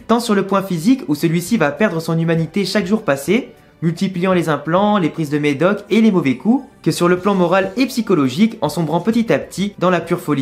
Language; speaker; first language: French; native; French